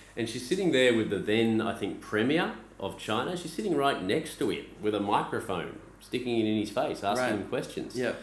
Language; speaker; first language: English; native; English